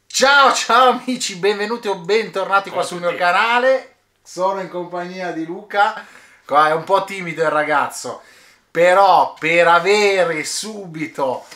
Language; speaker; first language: Italian; native; Italian